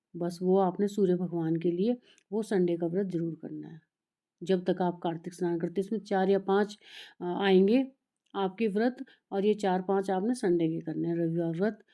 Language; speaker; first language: Hindi; native; Hindi